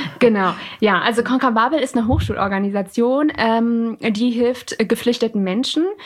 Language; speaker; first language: German; early bilingual, other home language; Persian